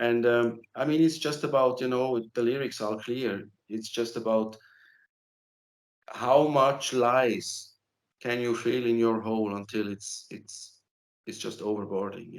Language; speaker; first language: English; non-native, fluent; German